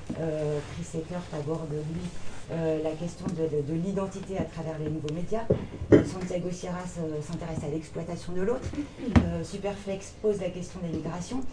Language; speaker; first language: French; native; French